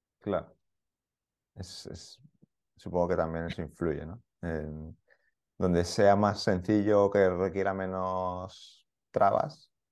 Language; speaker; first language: Spanish; native; Spanish